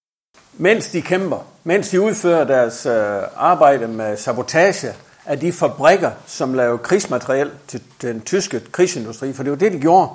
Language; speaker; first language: Danish; native; Danish